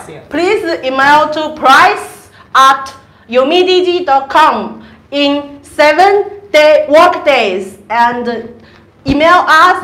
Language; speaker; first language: English; non-native, learner; Chinese